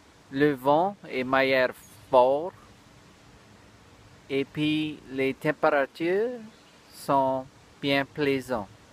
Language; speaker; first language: French; early bilingual, heritage; French